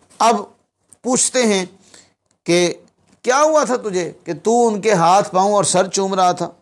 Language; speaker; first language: Urdu; non-native, local second language; Punjabi